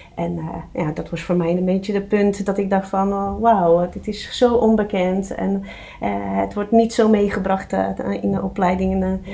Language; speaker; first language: Dutch; non-native, fluent; Czech